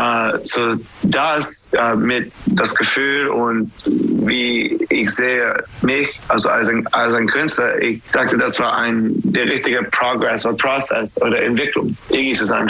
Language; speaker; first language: German; non-native, fluent; English